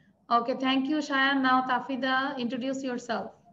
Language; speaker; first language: English; non-native, local second language; Bangla